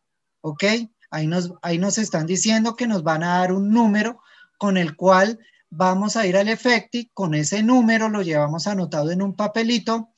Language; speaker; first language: Spanish; native; Spanish